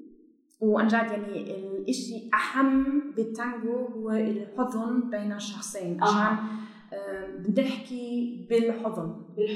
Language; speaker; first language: Arabic; non-native, learner; German